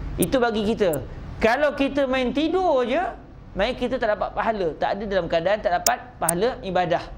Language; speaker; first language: Malay; native; Malay